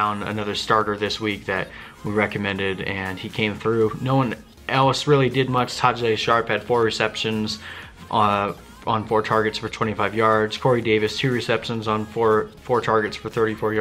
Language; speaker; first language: English; native; English